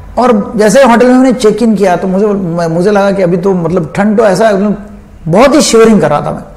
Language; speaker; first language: Hindi; non-native, local second language; Marathi